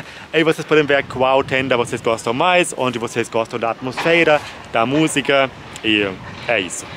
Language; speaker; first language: Portuguese; non-native, fluent; German